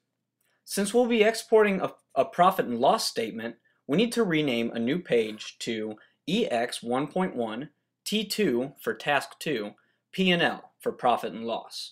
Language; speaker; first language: English; native; English